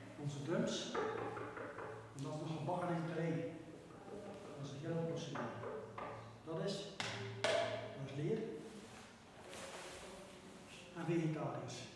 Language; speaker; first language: Dutch; native; Dutch